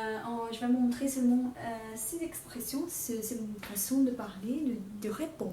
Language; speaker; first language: French; non-native, fluent; Portuguese